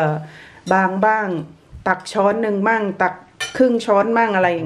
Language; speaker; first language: Thai; native; Thai